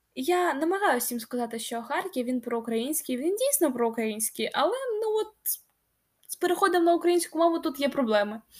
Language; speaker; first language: Ukrainian; non-native, local second language; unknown